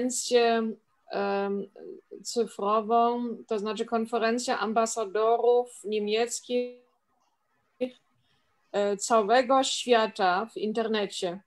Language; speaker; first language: Polish; non-native, fluent; German